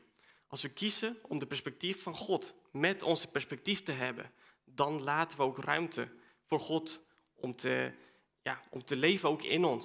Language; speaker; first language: Dutch; non-native, fluent; Spanish